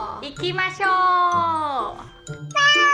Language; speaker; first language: Japanese; non-native, fluent; Thai